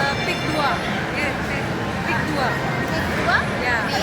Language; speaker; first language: English; non-native, learner; Indonesian